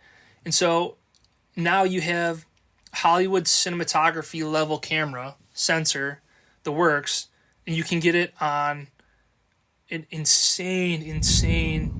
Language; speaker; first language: English; native; English